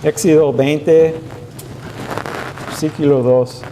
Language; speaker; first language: Spanish; non-native, learner; English